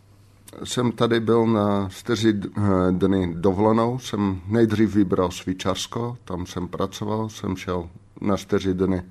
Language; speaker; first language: Czech; non-native, fluent; Dutch